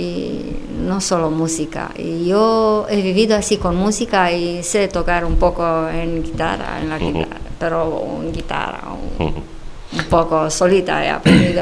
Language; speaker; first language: Spanish; non-native, fluent; Romanian